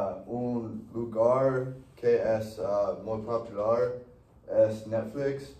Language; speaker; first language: Spanish; non-native, learner; English